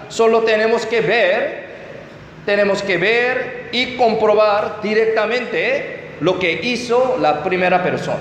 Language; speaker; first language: Spanish; non-native, fluent; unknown